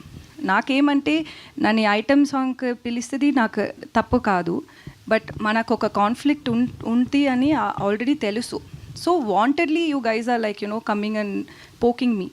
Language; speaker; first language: Telugu; non-native, local second language; Tamil